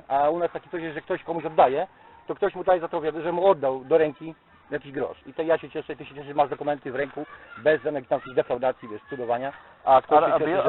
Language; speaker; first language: Polish; native; Polish